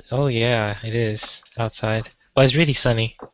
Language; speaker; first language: English; non-native, local second language; Chinese